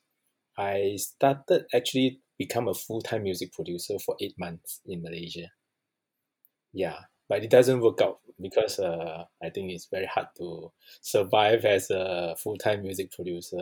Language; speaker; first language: English; non-native, local second language; Chinese